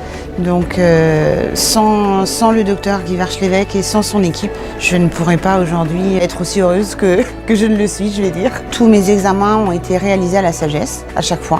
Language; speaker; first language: French; native; French